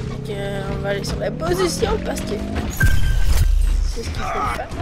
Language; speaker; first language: French; native; French